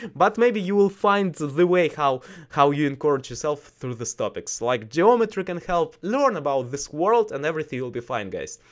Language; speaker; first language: English; non-native, learner; Russian